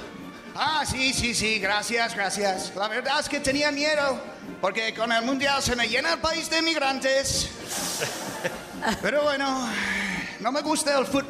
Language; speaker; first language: Spanish; non-native, fluent; English